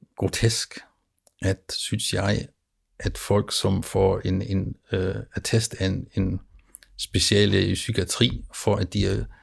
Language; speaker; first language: Danish; non-native, fluent; German